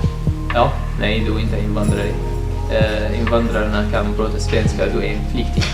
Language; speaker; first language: Swedish; non-native, fluent; Arabic